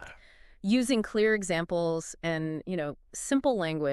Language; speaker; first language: English; native; English